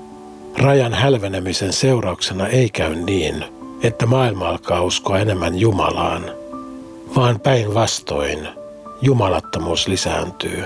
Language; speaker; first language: Finnish; native; Finnish